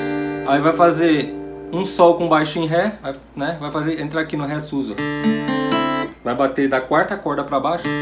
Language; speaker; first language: Portuguese; native; Portuguese